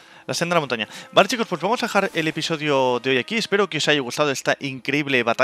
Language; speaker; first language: Spanish; native; Spanish